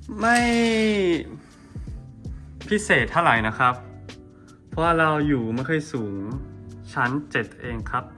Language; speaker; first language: Thai; non-native, fluent; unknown